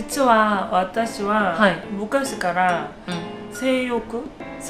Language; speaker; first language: Japanese; non-native, learner; Korean